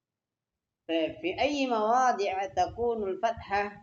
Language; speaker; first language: Arabic; non-native, fluent; Indonesian